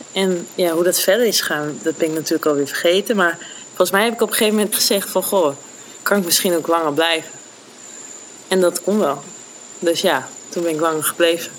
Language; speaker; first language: Dutch; native; Dutch